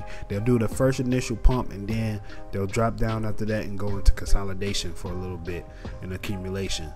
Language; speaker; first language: English; native; English